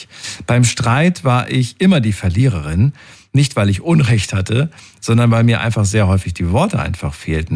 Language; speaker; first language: German; native; German